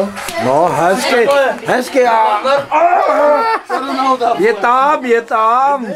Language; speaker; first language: Czech; native; Czech